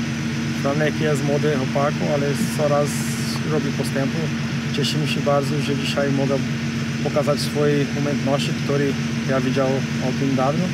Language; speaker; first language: Polish; non-native, learner; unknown